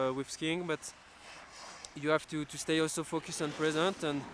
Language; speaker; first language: English; non-native, learner; French